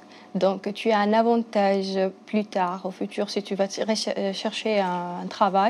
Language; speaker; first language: French; non-native, fluent; Arabic